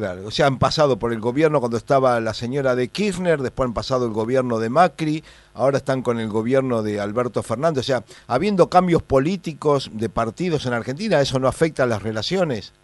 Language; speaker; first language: Spanish; native; Spanish